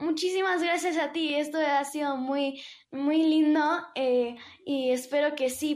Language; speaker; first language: Spanish; early bilingual, heritage; English